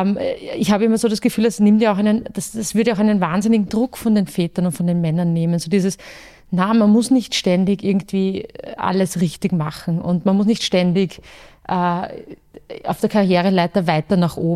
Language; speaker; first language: German; native; German